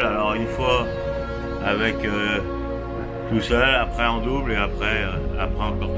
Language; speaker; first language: French; native; French